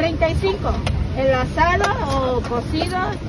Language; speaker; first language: Spanish; native; Spanish